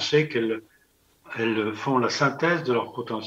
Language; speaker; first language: French; native; French